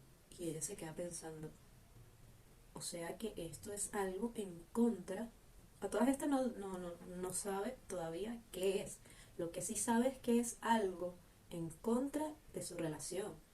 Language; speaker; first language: Spanish; native; Spanish